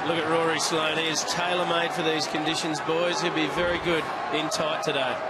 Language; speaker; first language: English; native; English